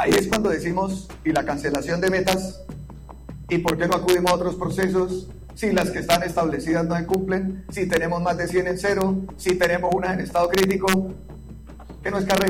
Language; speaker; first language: Spanish; native; Spanish